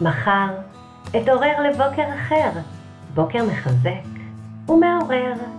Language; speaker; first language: Hebrew; native; Hebrew